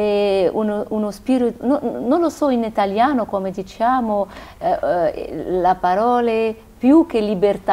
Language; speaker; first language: Italian; non-native, learner; Arabic